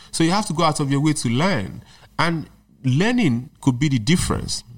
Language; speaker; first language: English; non-native, local second language; Yoruba